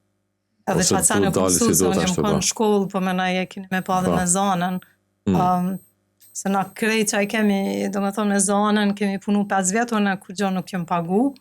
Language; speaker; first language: Albanian; native; Albanian